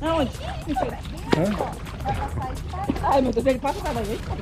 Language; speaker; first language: Portuguese; native; Portuguese